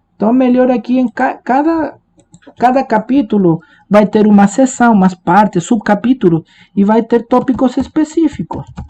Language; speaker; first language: Portuguese; non-native, fluent; Spanish